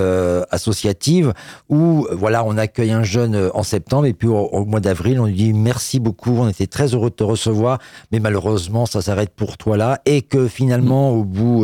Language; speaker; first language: French; native; French